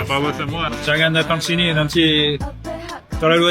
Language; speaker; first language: Indonesian; non-native, learner; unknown